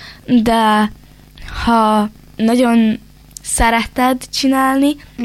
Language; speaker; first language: Hungarian; early bilingual, heritage; Hungarian